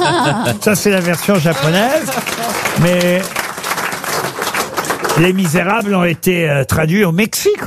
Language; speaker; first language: French; native; French